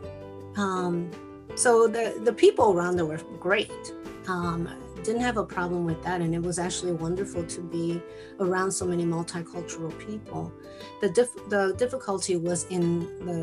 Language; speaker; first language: English; early bilingual, other home language; Spanish